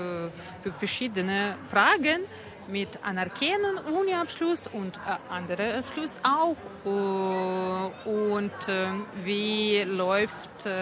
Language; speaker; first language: German; non-native, learner; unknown